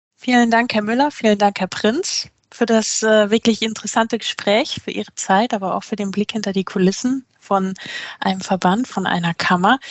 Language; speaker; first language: German; native; German